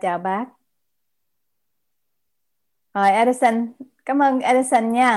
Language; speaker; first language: Vietnamese; native; Vietnamese